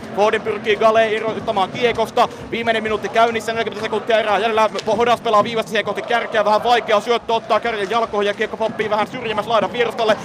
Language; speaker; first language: Finnish; native; Finnish